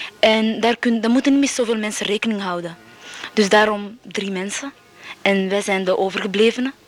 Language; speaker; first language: Dutch; early bilingual, other home language; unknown